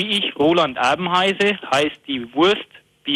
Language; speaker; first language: German; native; German